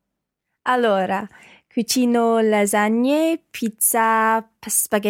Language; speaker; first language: Italian; non-native, learner; English